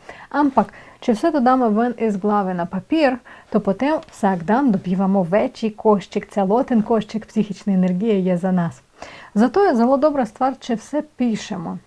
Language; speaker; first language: Slovenian; non-native, fluent; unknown